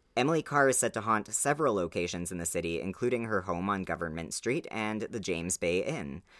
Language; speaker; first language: English; native; English